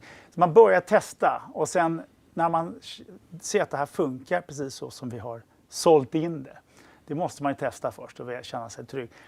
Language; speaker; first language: Swedish; native; Swedish